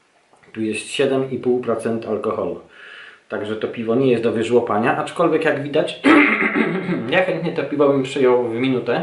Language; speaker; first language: Polish; native; Polish